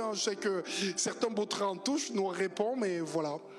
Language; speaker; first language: French; native; French